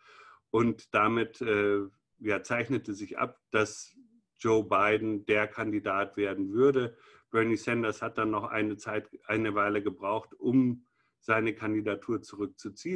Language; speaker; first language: German; native; German